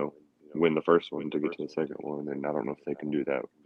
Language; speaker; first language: English; native; English